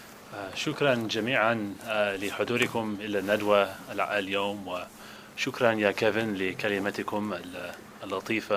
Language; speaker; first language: Arabic; non-native, fluent; English